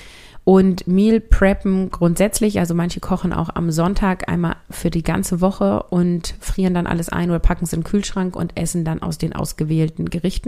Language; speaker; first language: German; native; German